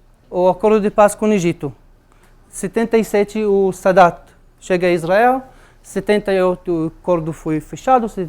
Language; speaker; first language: Portuguese; non-native, learner; Arabic